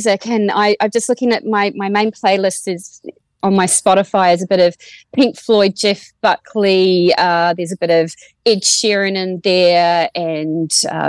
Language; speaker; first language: English; native; English